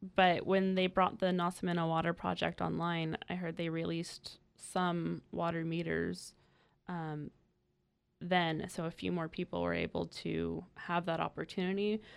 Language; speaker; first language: English; native; English